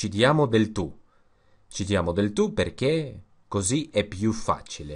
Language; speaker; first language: Italian; non-native, learner; Russian